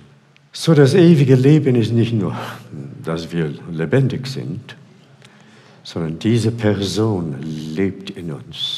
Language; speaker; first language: German; non-native, fluent; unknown